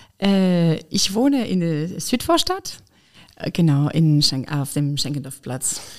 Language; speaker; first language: German; non-native, fluent; French